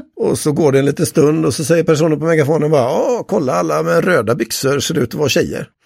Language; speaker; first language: Swedish; native; Swedish